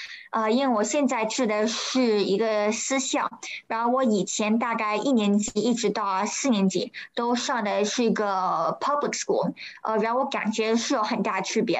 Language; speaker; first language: Chinese; early bilingual, heritage; Chinese